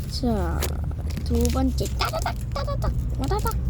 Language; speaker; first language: Korean; native; Korean